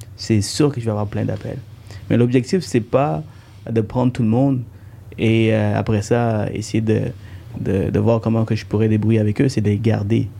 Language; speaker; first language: French; early bilingual, other home language; Tamil